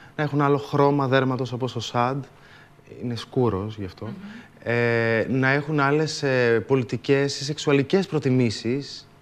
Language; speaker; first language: Greek; native; Greek